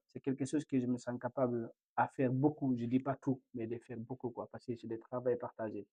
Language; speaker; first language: French; non-native, local second language; Fula